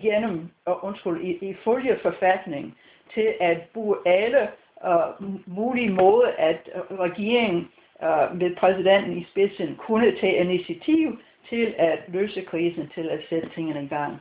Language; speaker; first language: Danish; non-native, fluent; English